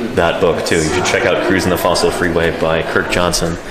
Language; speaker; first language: English; native; English